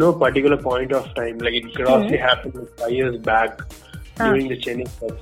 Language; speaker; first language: English; non-native, local second language; Tamil